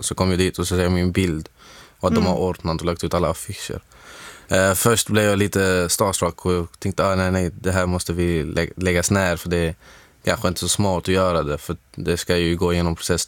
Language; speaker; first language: Swedish; non-native, fluent; Arabic